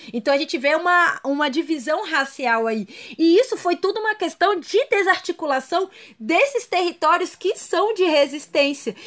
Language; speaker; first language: Portuguese; native; Portuguese